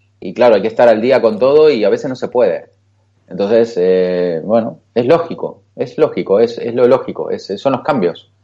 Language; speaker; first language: Spanish; native; Spanish